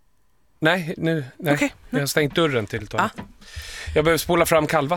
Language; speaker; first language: Swedish; native; Swedish